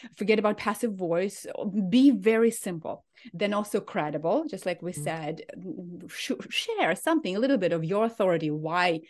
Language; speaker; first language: English; non-native, fluent; Ukrainian